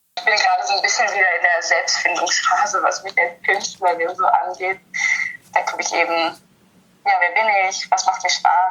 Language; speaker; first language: German; native; German